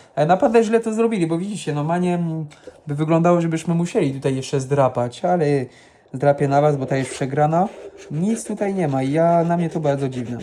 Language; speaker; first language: Polish; non-native, fluent; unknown